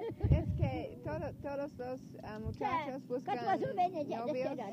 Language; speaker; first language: Spanish; non-native, learner; English